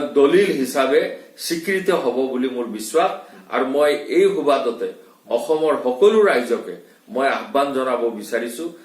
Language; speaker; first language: Assamese; non-native, local second language; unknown